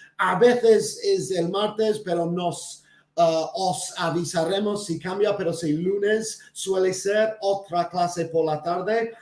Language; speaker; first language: Spanish; non-native, fluent; English